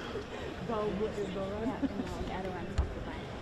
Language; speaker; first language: German; native; German